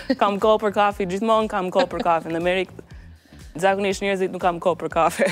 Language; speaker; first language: Albanian; non-native, learner; English